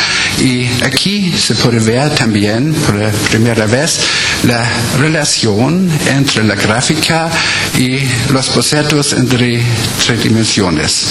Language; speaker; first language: Spanish; non-native, learner; German